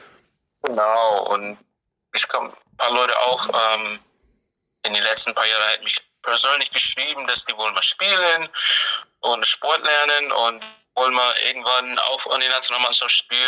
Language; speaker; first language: German; non-native, fluent; English